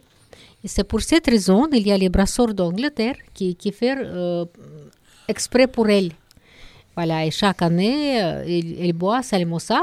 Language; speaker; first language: French; non-native, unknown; Russian